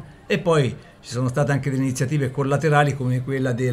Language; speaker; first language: Italian; native; Italian